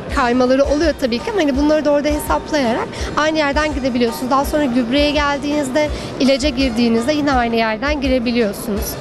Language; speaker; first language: Turkish; native; Turkish